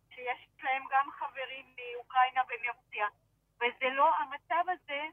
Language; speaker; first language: Hebrew; non-native, fluent; Russian